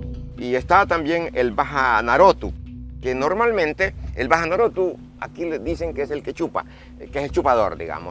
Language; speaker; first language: Spanish; native; Spanish